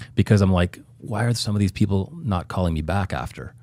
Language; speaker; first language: English; native; English